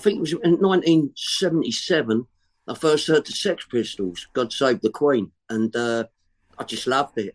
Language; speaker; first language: English; native; English